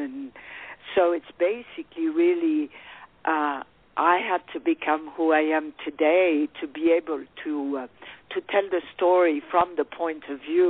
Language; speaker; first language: English; non-native, fluent; French